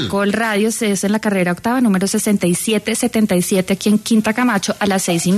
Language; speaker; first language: Spanish; native; Spanish